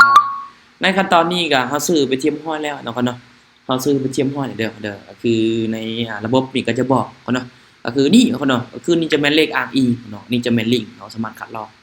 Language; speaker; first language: Thai; non-native, local second language; Lao